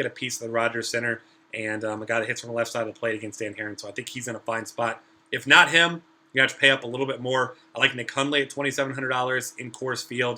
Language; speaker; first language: English; native; English